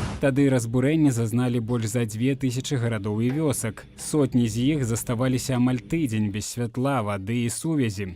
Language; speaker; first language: Belarusian; native; Belarusian